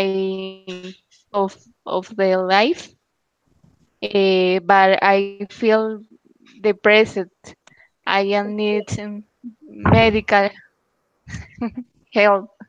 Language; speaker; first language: English; non-native, learner; Spanish